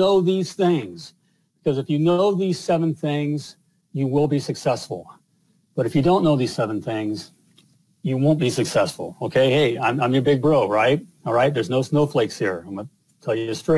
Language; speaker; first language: English; native; English